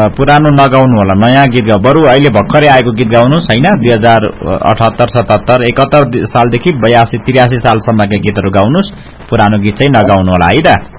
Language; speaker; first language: Nepali; non-native, local second language; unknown